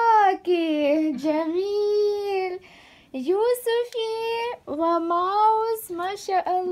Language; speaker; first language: Arabic; non-native, fluent; Ukrainian